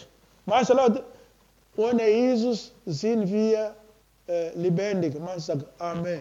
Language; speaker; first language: German; non-native, learner; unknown